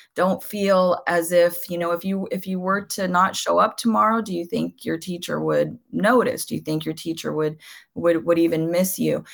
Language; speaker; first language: English; early bilingual, other home language; Spanish